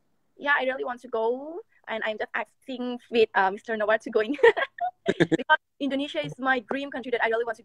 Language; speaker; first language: English; non-native, learner; Thai